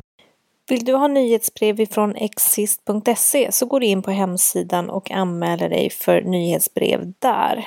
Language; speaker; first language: Swedish; native; Swedish